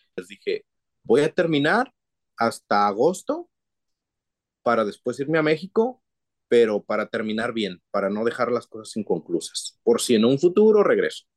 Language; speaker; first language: Spanish; native; Spanish